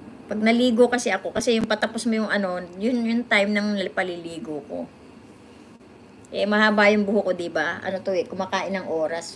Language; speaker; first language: Filipino; native; Filipino